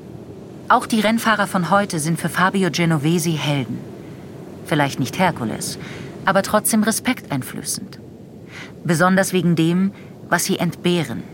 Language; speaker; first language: German; native; German